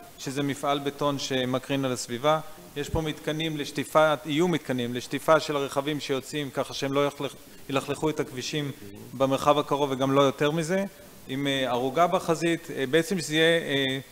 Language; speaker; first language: Hebrew; native; Hebrew